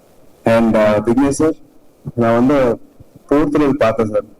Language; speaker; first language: Tamil; non-native, local second language; Telugu